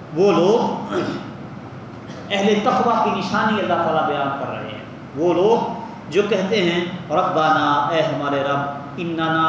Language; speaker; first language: Urdu; non-native, local second language; Punjabi